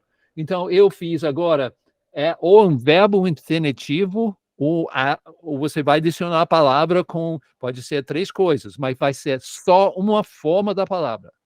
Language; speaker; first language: Portuguese; non-native, fluent; English